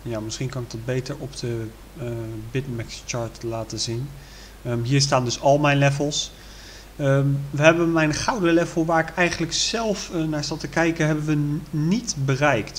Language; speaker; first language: Dutch; native; Dutch